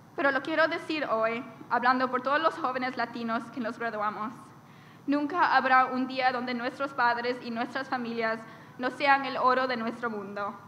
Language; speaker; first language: Spanish; early bilingual, heritage; Spanish